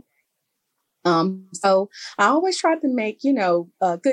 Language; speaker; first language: English; native; English